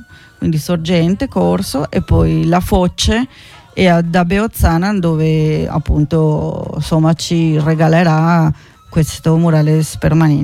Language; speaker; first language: Italian; non-native, fluent; Spanish